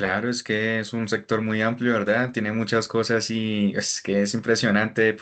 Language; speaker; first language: Spanish; native; Spanish